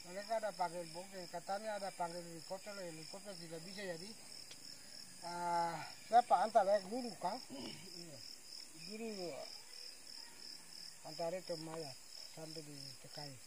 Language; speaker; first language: Indonesian; non-native, local second language; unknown